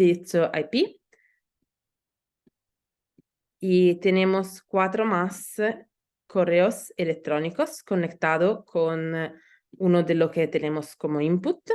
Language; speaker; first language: Spanish; non-native, learner; Italian